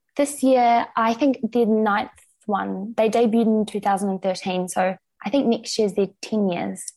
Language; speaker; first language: English; native; English